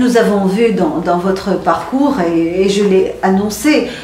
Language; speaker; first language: French; non-native, local second language; Arabic